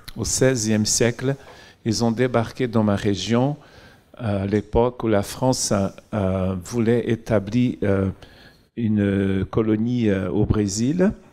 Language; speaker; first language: French; non-native, fluent; Portuguese